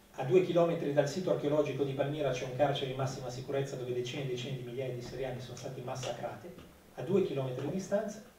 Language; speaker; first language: Italian; native; Italian